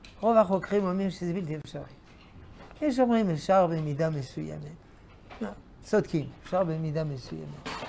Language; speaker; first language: Hebrew; non-native, fluent; French